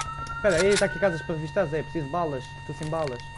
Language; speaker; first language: Portuguese; native; Portuguese